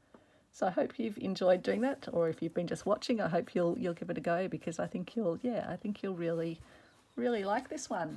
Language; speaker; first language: English; native; English